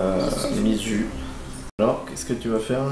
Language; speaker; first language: French; native; French